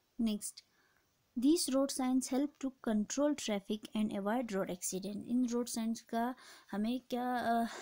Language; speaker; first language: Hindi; non-native, local second language; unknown